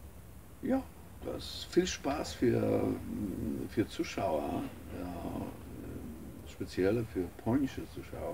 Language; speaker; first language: German; non-native, learner; Polish